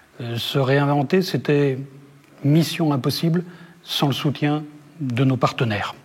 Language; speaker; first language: French; native; French